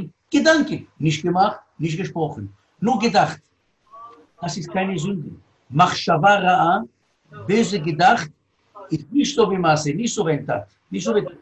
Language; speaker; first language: German; non-native, learner; Hebrew